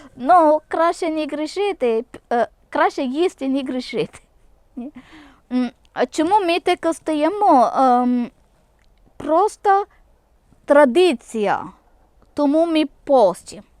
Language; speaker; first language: Ukrainian; non-native, local second language; Malayalam